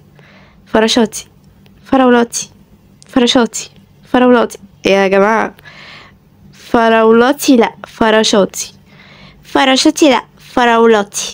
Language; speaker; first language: Arabic; native; Arabic